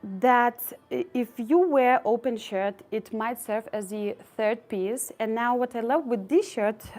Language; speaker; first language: English; non-native, fluent; Lithuanian